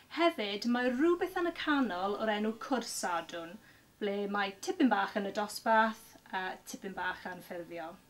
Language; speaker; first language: Welsh; non-native, local second language; English